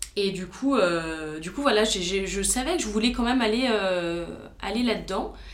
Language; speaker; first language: French; early bilingual, other home language; Romanian